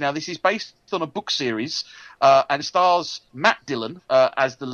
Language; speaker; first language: English; native; English